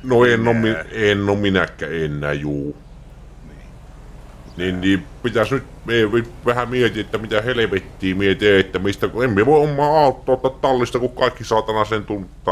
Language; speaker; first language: Finnish; native; Finnish